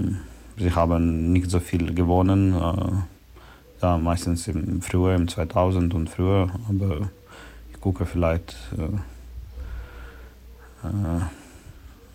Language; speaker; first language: German; non-native, learner; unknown